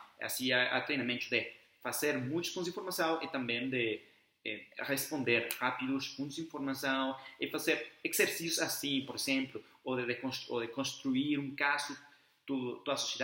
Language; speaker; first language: Portuguese; non-native, fluent; Spanish